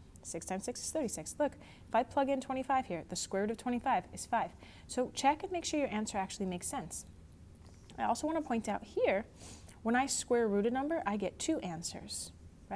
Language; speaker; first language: English; native; English